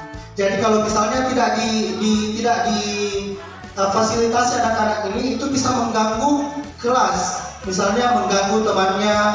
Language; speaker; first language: Indonesian; native; Indonesian